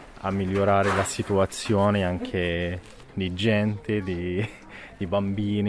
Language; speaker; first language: Italian; non-native, learner; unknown